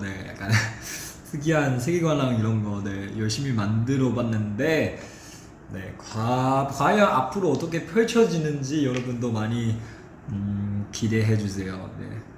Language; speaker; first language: Korean; non-native, fluent; Chinese